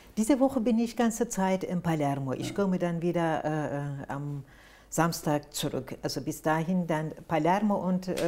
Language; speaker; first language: German; non-native, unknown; Turkish